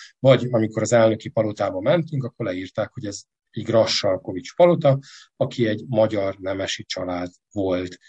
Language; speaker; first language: Hungarian; native; Hungarian